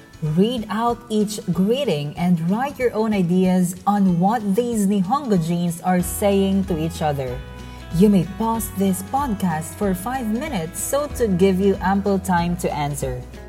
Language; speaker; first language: English; non-native, local second language; Cebuano